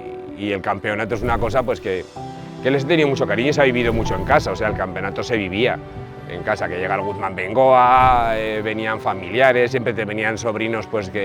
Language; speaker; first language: Spanish; native; Spanish